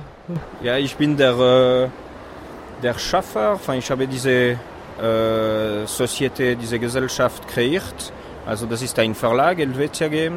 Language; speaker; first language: German; non-native, fluent; French